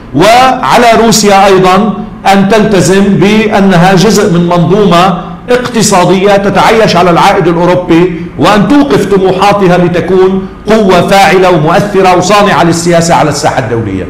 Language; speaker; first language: Arabic; native; Arabic